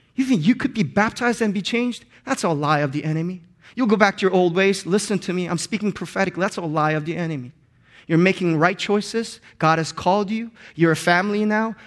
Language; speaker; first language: English; non-native, local second language; Korean